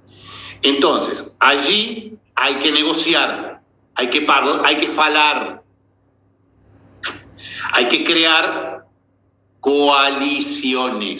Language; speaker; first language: Spanish; native; Spanish